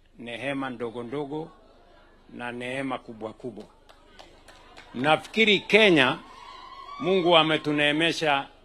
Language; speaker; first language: Swahili; non-native, local second language; Kalenjin